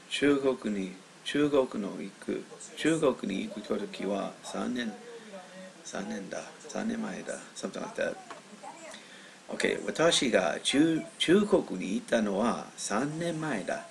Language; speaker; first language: Japanese; non-native, learner; English